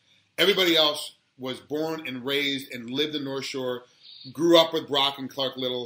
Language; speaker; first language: English; native; English